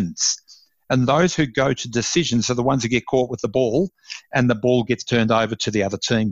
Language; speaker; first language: English; native; English